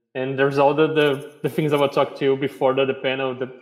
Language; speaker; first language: English; non-native, fluent; Portuguese